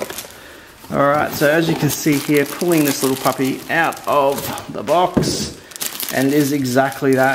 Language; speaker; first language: English; native; English